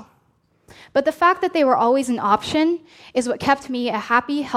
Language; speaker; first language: English; native; English